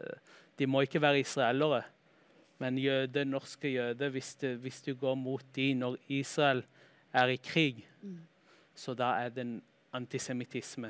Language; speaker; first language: Norwegian; early bilingual, heritage; Norwegian